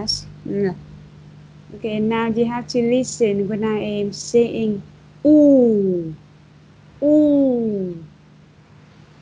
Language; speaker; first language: English; non-native, fluent; Vietnamese